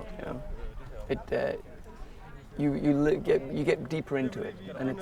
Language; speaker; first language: English; non-native, fluent; Danish